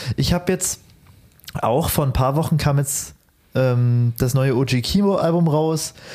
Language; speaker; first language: German; early bilingual, other home language; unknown